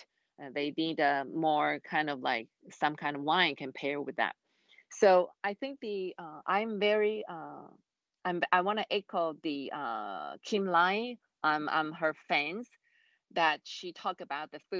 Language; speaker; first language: English; non-native, fluent; Chinese